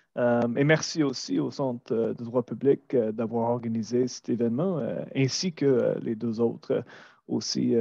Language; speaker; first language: French; non-native, fluent; English